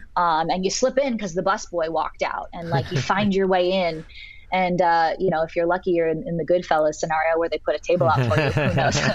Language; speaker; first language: English; native; English